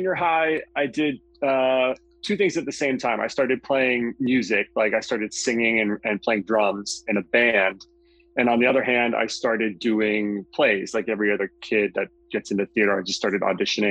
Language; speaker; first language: English; native; English